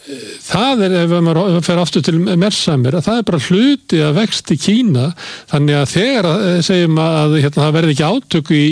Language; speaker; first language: Icelandic; native; Icelandic